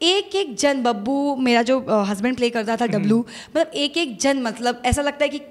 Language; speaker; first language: Hindi; native; Hindi